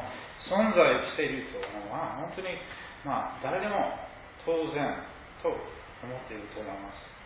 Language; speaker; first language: Japanese; non-native, fluent; English